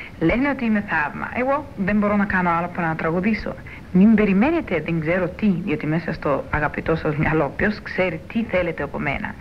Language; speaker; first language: Greek; early bilingual, heritage; Greek